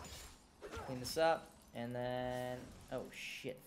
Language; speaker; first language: English; native; English